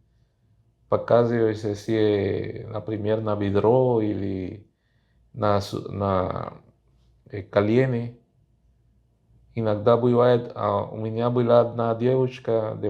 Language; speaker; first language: Russian; non-native, fluent; Spanish